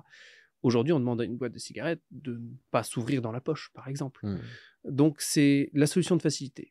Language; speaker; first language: French; native; French